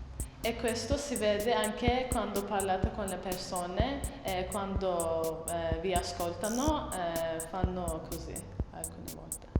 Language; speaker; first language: Italian; non-native, learner; Turkish